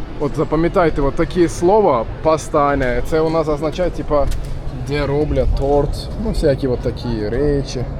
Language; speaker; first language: Ukrainian; native; Ukrainian